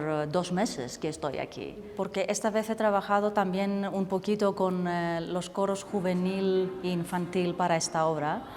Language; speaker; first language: Spanish; non-native, fluent; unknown